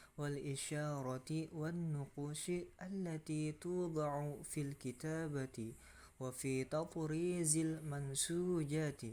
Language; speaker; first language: Arabic; non-native, learner; Indonesian